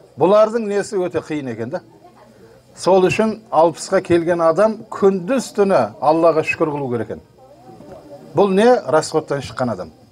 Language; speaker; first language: Kazakh; native; Kazakh